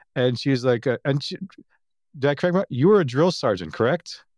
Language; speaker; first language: English; native; English